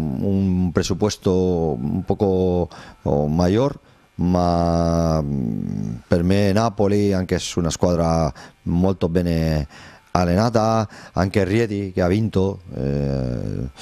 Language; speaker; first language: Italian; non-native, learner; Spanish